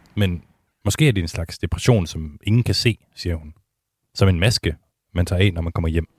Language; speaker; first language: Danish; native; Danish